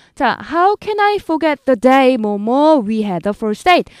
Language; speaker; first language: English; non-native, fluent; Korean